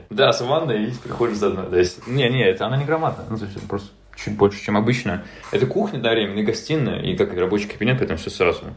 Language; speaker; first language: Russian; native; Russian